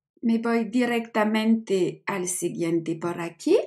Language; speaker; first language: Spanish; non-native, learner; French